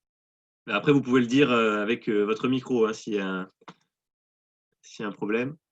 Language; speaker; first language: French; native; French